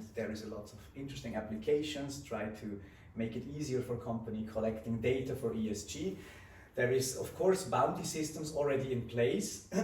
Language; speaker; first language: English; non-native, fluent; Swiss German